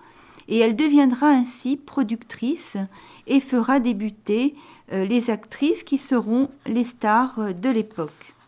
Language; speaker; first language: French; native; French